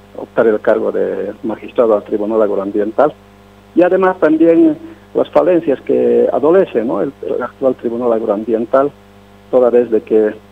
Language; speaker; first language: Spanish; non-native, local second language; Quechua